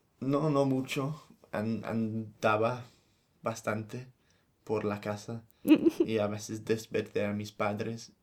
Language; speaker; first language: Spanish; non-native, fluent; English